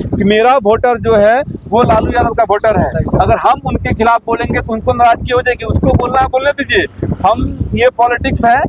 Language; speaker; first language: Hindi; native; Hindi